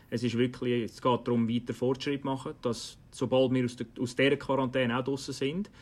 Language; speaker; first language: German; native; German